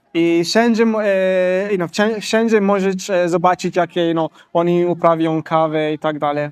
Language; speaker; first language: Polish; non-native, learner; Italian